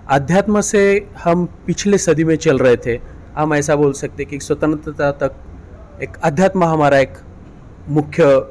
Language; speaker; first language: Hindi; non-native, local second language; Marathi